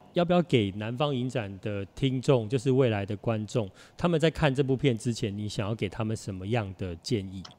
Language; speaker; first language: Chinese; native; Chinese